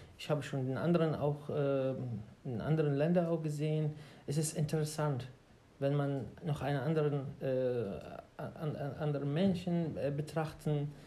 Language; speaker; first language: German; non-native, learner; Arabic